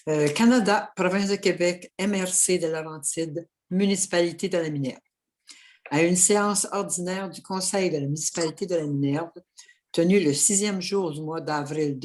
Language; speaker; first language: French; native; French